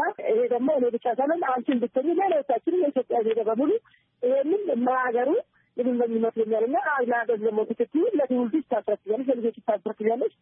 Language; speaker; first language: Amharic; non-native, local second language; Oromo